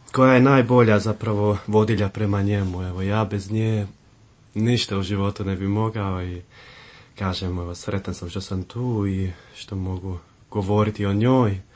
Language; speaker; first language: Croatian; early bilingual, heritage; Croatian